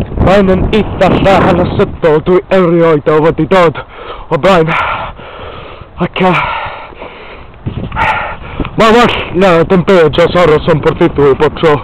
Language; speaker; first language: Welsh; non-native, learner; English